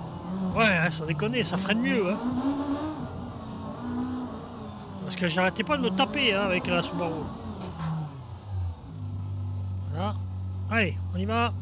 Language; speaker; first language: French; native; French